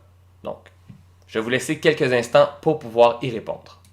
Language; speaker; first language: French; native; French